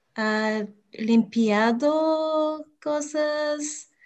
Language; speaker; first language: Spanish; non-native, learner; Bulgarian